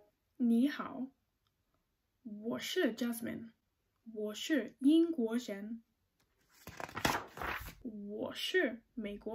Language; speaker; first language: Chinese; non-native, learner; English